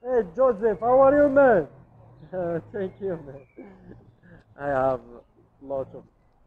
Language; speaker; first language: English; non-native, learner; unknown